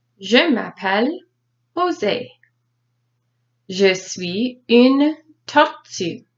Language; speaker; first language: French; non-native, learner; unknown